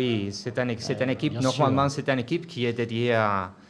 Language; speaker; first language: French; non-native, fluent; Spanish